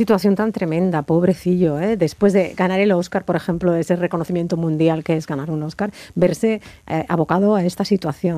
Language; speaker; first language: Spanish; native; Spanish